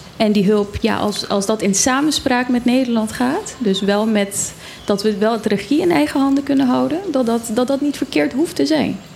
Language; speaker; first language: Dutch; native; Dutch